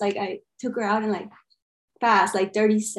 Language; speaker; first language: English; early bilingual, other home language; Armenian